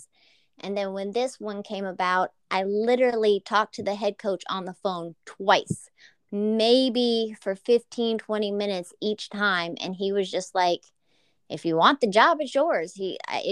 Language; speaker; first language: English; native; English